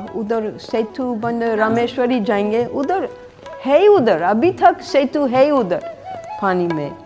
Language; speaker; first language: Hindi; non-native, fluent; English